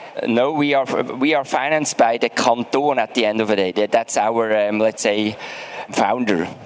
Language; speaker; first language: English; non-native, fluent; German